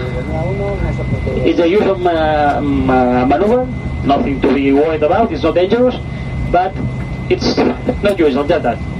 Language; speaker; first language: English; non-native, fluent; Spanish